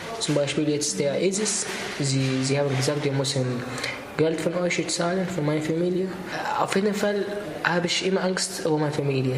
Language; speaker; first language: German; non-native, learner; Arabic